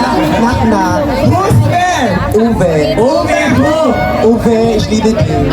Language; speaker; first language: German; non-native, learner; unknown